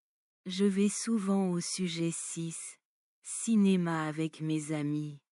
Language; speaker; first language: French; non-native, learner; Bangla